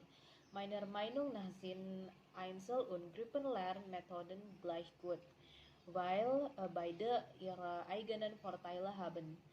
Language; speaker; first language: German; non-native, learner; Indonesian